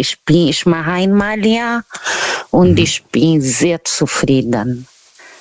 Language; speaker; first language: German; non-native, learner; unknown